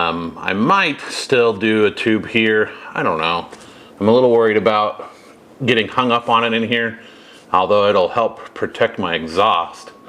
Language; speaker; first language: English; native; English